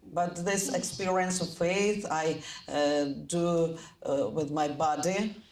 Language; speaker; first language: English; non-native, fluent; Ukrainian